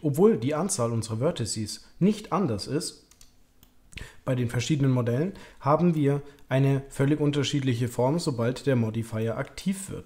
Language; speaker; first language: German; native; German